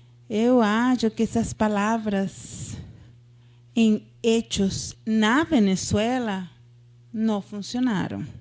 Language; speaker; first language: Portuguese; non-native, fluent; Spanish